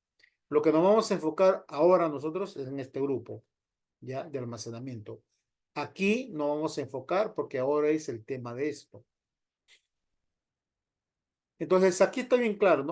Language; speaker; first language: Spanish; native; Spanish